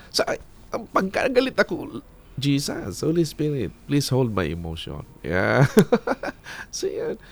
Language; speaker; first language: Filipino; non-native, local second language; Bikol